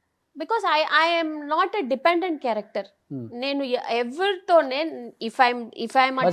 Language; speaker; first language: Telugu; non-native, fluent; Tamil